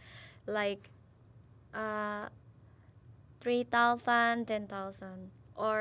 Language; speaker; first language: English; non-native, learner; Thai